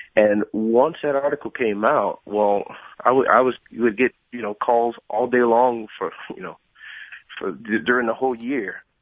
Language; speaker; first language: English; native; English